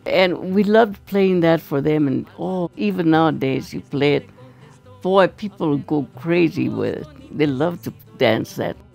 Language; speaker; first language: English; early bilingual, other home language; Spanish